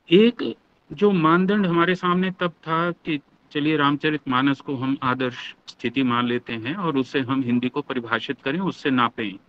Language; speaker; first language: Hindi; native; Hindi